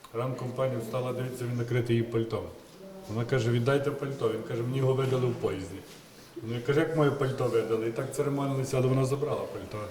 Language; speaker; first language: Ukrainian; native; Ukrainian